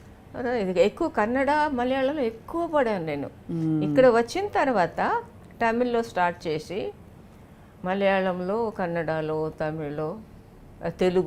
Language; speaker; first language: Telugu; non-native, local second language; Tamil